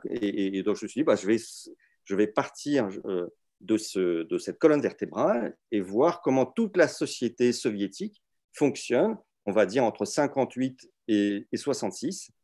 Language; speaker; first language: French; early bilingual, other home language; Russian